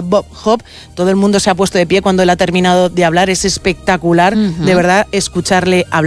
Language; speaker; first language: Spanish; native; Spanish